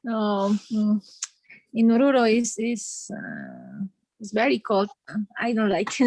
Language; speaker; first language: English; non-native, learner; Spanish